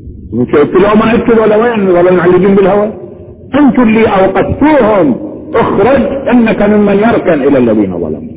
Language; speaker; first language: Arabic; native; Arabic